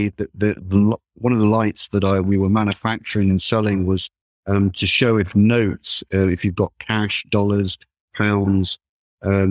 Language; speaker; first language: English; native; English